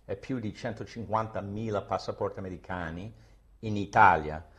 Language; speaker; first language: Italian; non-native, fluent; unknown